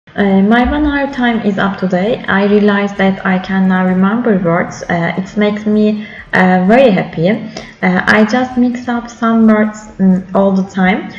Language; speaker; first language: English; non-native, learner; Turkish